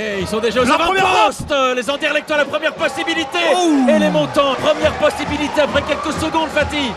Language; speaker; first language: French; native; French